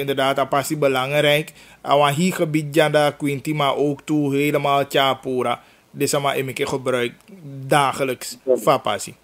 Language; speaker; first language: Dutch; non-native, local second language; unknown